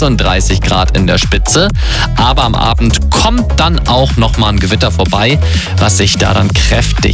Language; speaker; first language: German; native; German